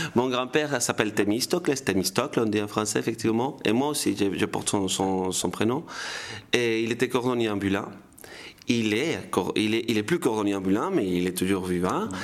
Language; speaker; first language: French; non-native, fluent; Spanish